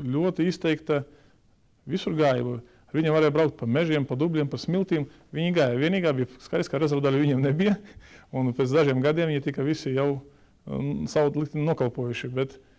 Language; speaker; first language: Latvian; native; Latvian